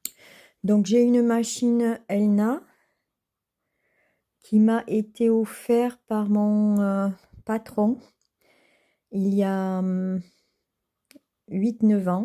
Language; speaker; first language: French; native; French